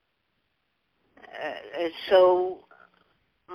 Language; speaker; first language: English; native; English